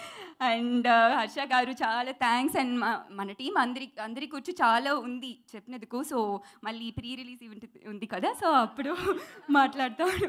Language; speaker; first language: Telugu; non-native, learner; Tamil